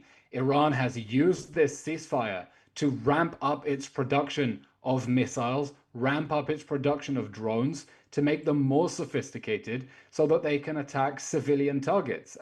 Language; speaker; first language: English; native; English